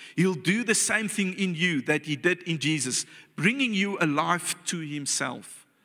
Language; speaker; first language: English; non-native, local second language; Afrikaans